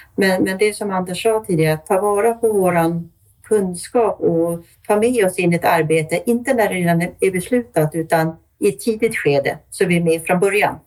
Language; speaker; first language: Swedish; native; Swedish